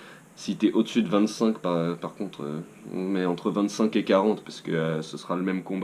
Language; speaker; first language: French; native; French